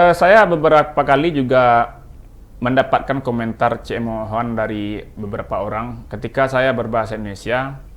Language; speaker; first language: Indonesian; non-native, local second language; Minangkabau